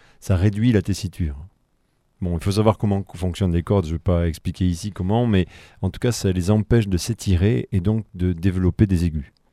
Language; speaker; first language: French; native; French